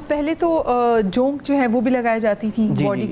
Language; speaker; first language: Urdu; native; Urdu